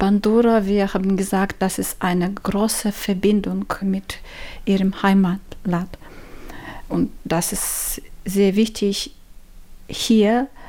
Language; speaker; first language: German; non-native, learner; Ukrainian